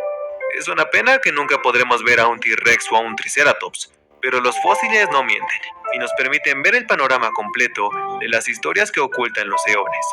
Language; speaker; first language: Spanish; native; Spanish